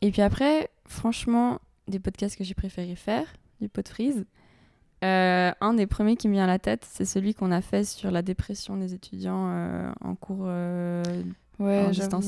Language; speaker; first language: French; native; French